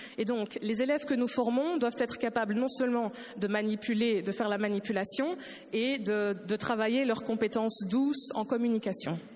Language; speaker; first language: French; early bilingual, other home language; Lingala